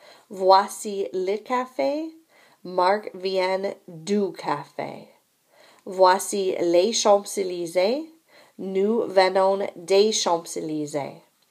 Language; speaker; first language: French; non-native, fluent; English